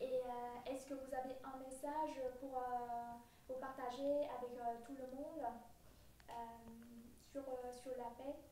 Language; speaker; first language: French; non-native, fluent; Vietnamese